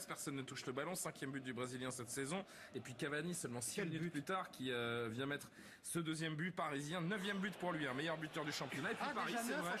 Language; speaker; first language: French; native; French